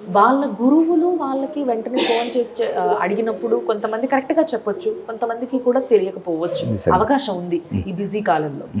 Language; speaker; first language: Telugu; native; Telugu